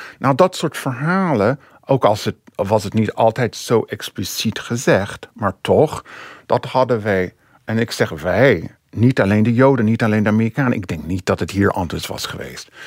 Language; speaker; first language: Dutch; non-native, fluent; English